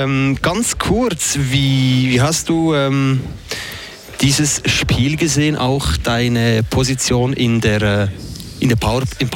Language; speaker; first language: German; native; German